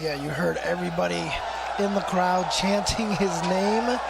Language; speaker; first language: English; native; English